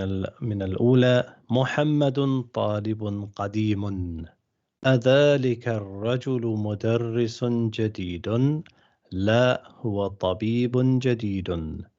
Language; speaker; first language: Arabic; non-native, fluent; English